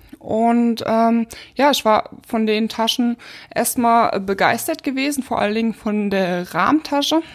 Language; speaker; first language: German; native; German